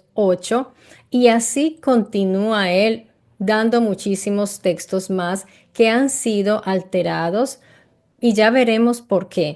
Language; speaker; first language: Spanish; native; Spanish